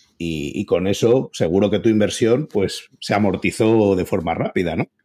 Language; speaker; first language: Spanish; native; Spanish